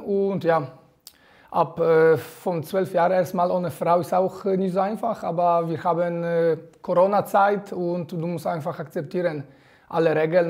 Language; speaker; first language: German; non-native, fluent; Polish